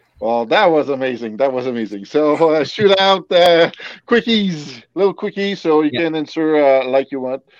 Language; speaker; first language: English; non-native, local second language; French